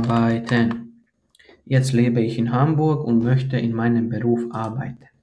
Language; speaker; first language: German; non-native, fluent; Croatian